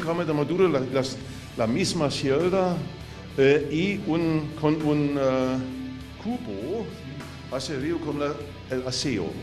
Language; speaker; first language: Spanish; non-native, fluent; German